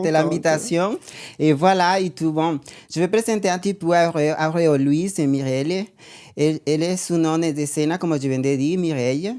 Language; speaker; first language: French; non-native, learner; Spanish